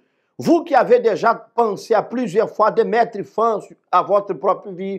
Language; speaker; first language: French; non-native, fluent; Portuguese